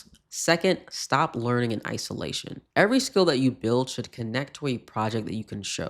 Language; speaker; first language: English; native; English